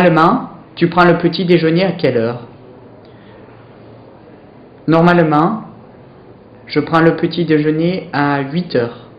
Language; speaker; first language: French; non-native, learner; English